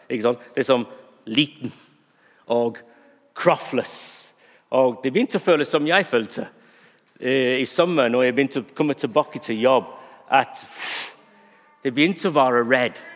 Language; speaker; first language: Norwegian; non-native, fluent; English